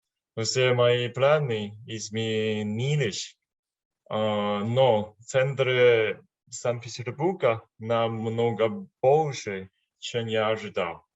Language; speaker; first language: Russian; non-native, learner; Chinese